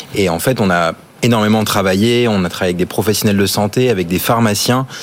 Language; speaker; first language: French; early bilingual, other home language; English